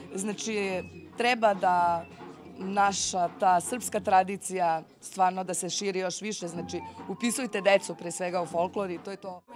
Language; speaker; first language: Serbian; early bilingual, heritage; Serbian